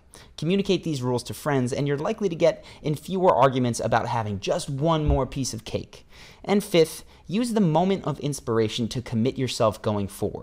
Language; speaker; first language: English; native; English